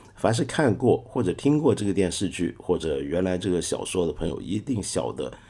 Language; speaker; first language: Chinese; non-native, local second language; Cantonese